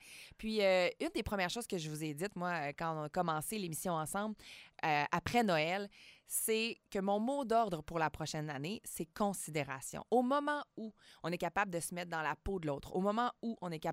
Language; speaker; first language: French; native; French